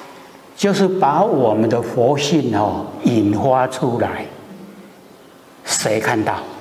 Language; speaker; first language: Chinese; native; Chinese